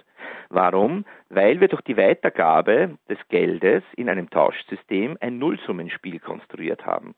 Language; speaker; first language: German; native; German